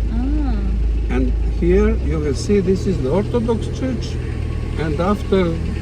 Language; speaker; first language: English; non-native, learner; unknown